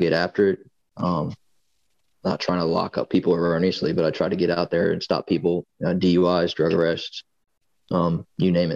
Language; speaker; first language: English; native; English